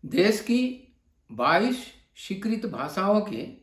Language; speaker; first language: Hindi; non-native, local second language; Bangla